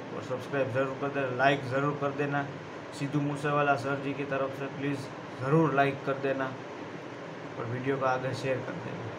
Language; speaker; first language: Hindi; non-native, local second language; Gujarati